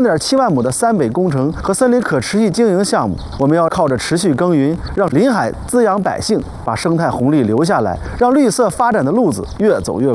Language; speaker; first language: Chinese; native; Chinese